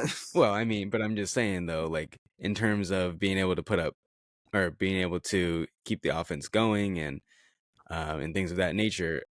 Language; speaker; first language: English; native; English